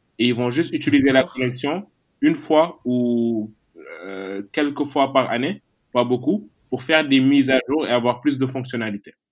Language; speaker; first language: French; non-native, local second language; Wolof